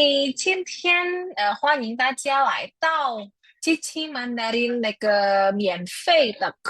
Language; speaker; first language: Chinese; non-native, fluent; Indonesian